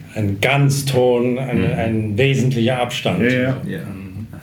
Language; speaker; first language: German; non-native, fluent; English